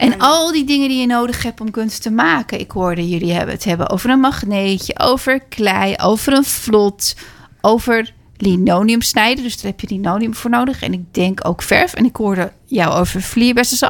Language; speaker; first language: Dutch; native; Dutch